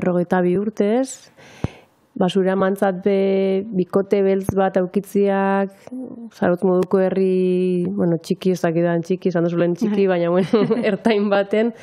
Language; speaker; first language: Basque; native; Basque